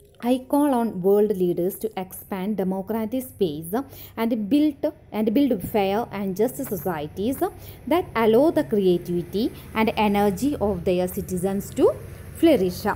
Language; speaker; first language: English; non-native, local second language; Malayalam